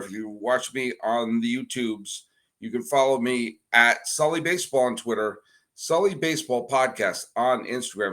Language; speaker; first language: English; native; English